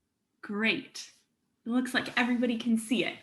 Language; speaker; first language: English; native; English